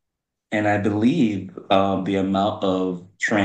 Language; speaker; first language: English; non-native, local second language; Yoruba